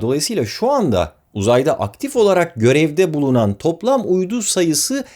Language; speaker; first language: Turkish; native; Turkish